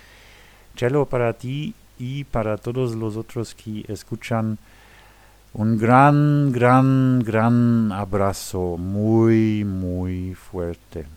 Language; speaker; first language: Spanish; non-native, fluent; Luxembourgish